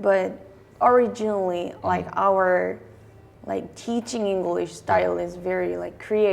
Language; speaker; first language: English; non-native, fluent; Korean